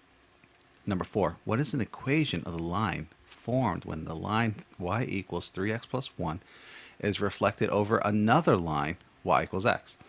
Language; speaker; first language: English; native; English